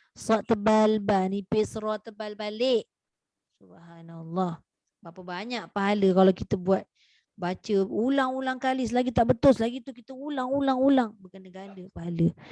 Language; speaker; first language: Malay; native; Malay